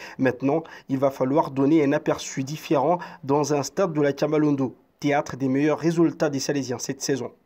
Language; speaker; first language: French; non-native, local second language; Swahili